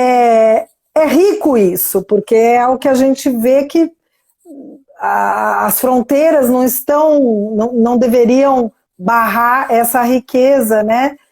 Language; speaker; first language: Portuguese; native; Portuguese